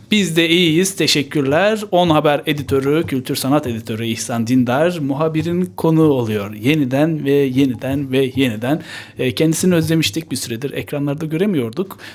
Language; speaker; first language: Turkish; native; Turkish